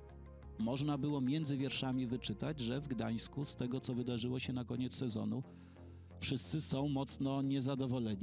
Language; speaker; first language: Polish; native; Polish